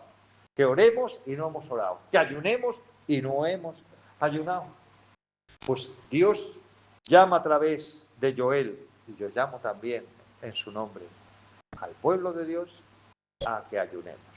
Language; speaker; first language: Spanish; native; Spanish